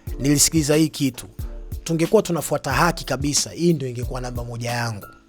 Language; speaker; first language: Swahili; native; Swahili